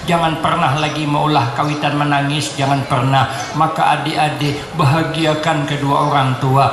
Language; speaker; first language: Indonesian; non-native, local second language; Banjar